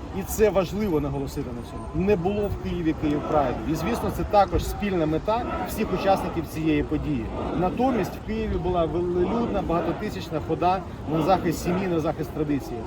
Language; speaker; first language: Ukrainian; native; Ukrainian